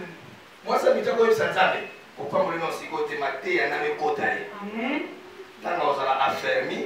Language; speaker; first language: French; non-native, local second language; Lingala